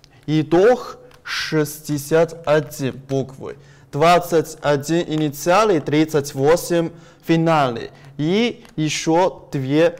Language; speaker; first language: Russian; non-native, learner; Chinese